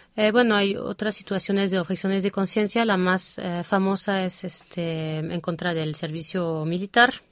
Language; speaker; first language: Spanish; non-native, fluent; French